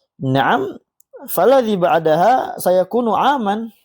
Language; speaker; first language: Arabic; non-native, fluent; Indonesian